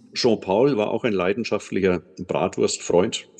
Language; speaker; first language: German; native; German